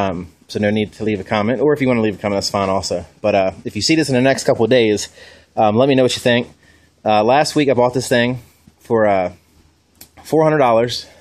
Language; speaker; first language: English; native; English